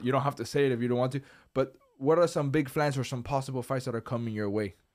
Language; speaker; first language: English; early bilingual, other home language; Spanish